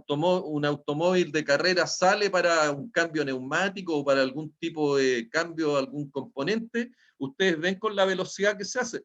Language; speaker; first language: Spanish; native; Spanish